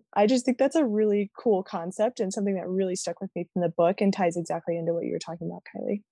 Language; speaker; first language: English; native; English